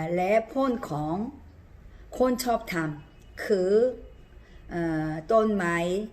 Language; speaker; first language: Thai; non-native, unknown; Korean